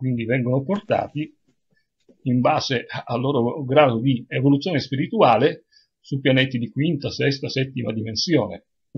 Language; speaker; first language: Italian; native; Italian